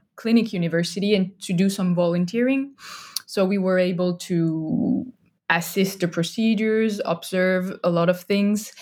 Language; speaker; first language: English; non-native, fluent; French